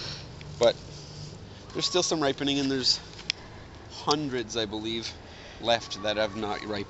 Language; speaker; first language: English; native; English